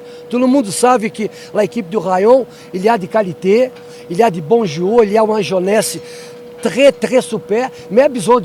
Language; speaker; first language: French; non-native, learner; Portuguese